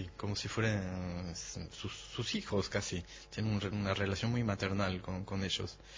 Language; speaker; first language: Spanish; non-native, fluent; French